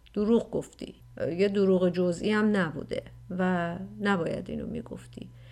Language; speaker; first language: Persian; native; Persian